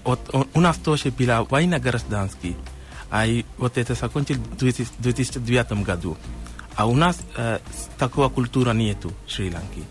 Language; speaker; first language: Russian; non-native, learner; Sinhala